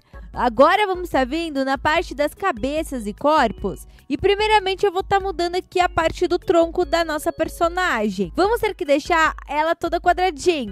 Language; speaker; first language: Portuguese; native; Portuguese